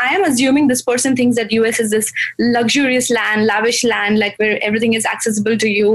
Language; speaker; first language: English; non-native, local second language; Gujarati